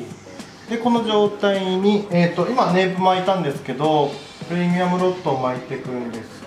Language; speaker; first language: Japanese; native; Japanese